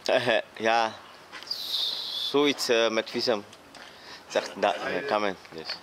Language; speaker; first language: Dutch; non-native, learner; Bulgarian